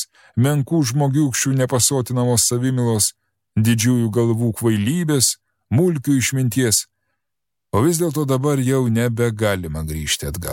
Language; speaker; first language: Lithuanian; native; Lithuanian